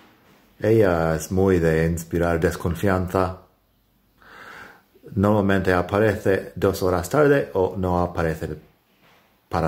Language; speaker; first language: Spanish; non-native, fluent; English